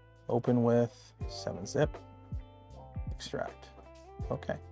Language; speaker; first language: English; native; English